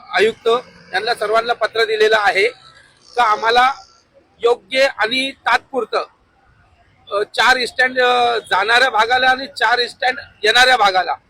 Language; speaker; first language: Marathi; native; Marathi